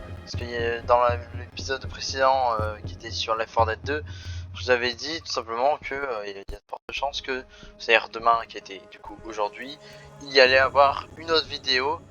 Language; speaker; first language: French; native; French